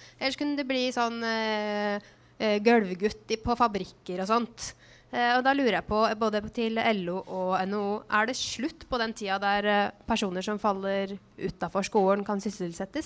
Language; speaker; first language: Norwegian; native; Norwegian